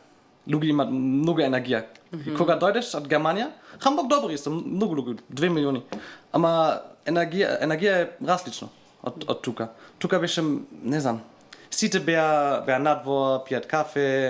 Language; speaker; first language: Macedonian; non-native, learner; German